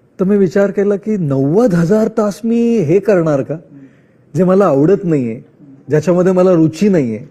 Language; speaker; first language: Marathi; non-native, local second language; Marwari